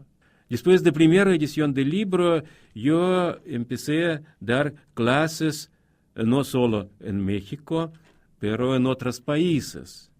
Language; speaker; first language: Spanish; non-native, fluent; Russian